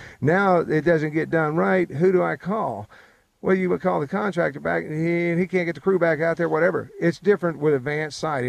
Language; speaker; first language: English; native; English